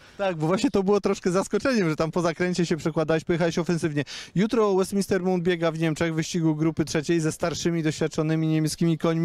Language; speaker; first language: Polish; native; Polish